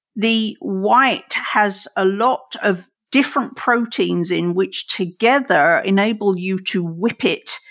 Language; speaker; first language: English; native; English